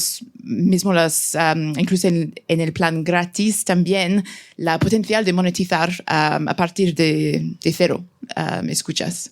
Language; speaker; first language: Spanish; non-native, fluent; French